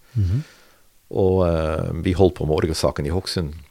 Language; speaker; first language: Norwegian; non-native, fluent; Dutch